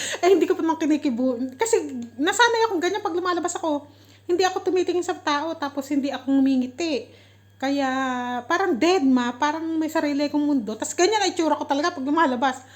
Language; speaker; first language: Filipino; native; Filipino